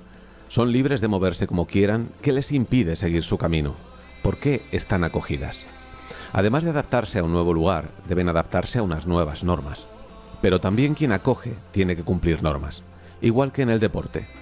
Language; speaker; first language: Spanish; native; Spanish